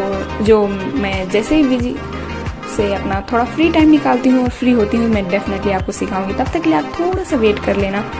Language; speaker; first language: Hindi; native; Hindi